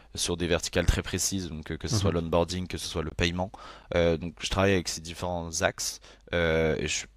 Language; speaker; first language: French; native; French